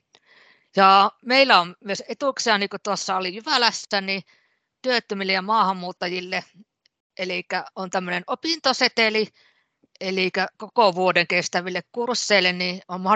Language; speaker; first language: Finnish; native; Finnish